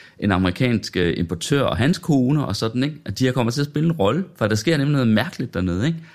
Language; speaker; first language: Danish; native; Danish